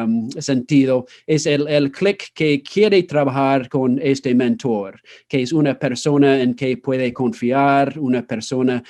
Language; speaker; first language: Spanish; non-native, fluent; English